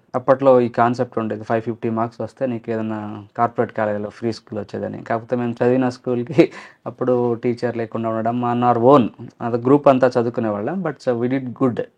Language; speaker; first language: Telugu; non-native, local second language; Lambadi